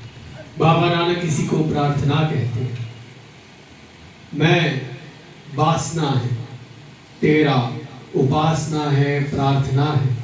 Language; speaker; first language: Hindi; native; Hindi